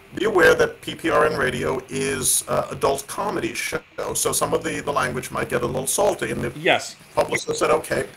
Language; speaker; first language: English; native; English